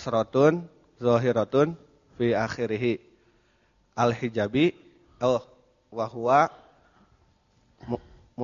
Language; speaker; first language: Arabic; non-native, learner; Indonesian